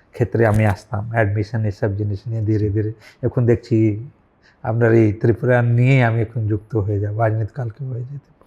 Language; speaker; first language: Bangla; non-native, local second language; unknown